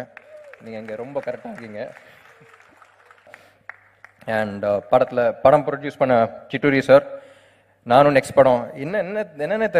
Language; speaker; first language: Tamil; non-native, local second language; Telugu